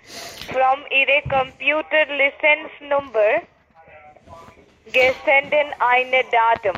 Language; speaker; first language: German; non-native, learner; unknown